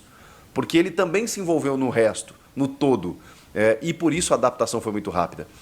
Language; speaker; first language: Portuguese; native; Portuguese